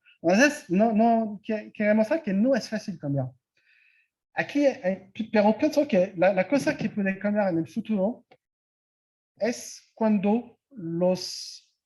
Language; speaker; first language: Spanish; non-native, fluent; French